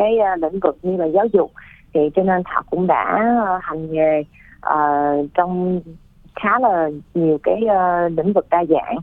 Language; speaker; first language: Vietnamese; early bilingual, heritage; Vietnamese